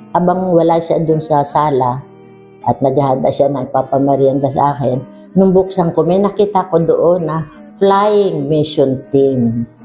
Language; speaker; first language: Filipino; non-native, local second language; Bikol